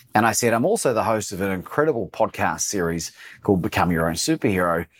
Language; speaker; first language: English; native; English